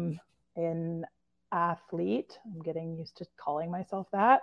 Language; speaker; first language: English; native; English